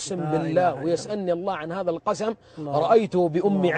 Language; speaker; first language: Arabic; native; Arabic